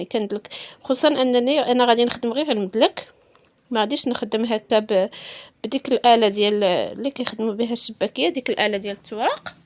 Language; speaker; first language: Arabic; native; Arabic